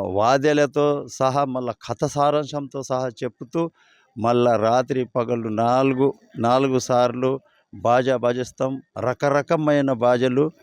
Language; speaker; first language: Telugu; non-native, local second language; Gondi